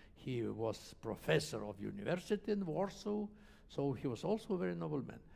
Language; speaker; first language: English; non-native, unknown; Russian